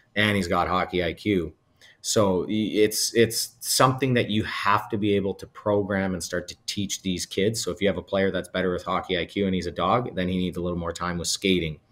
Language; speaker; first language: English; native; English